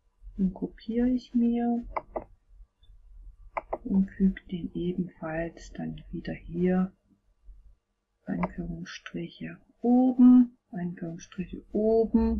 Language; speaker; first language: German; native; German